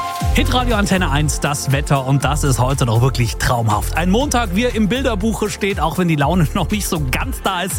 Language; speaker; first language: German; native; German